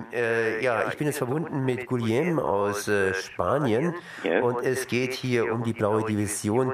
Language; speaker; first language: German; native; German